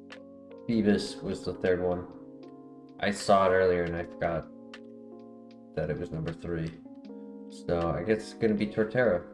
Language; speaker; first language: English; native; English